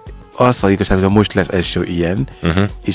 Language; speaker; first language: Hungarian; non-native, learner; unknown